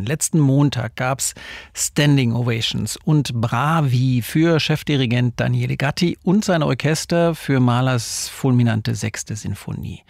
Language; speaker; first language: German; native; German